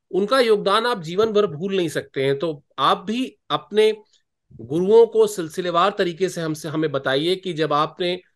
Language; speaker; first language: Hindi; native; Hindi